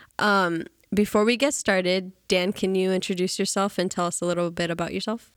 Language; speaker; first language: English; native; English